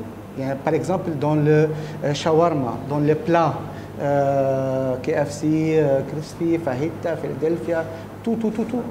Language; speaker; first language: French; non-native, learner; Arabic